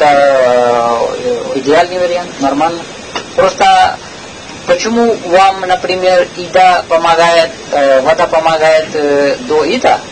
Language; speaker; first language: Russian; non-native, learner; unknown